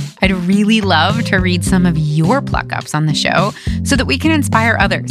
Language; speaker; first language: English; native; English